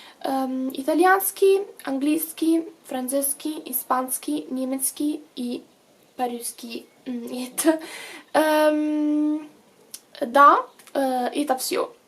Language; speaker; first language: Russian; non-native, learner; Italian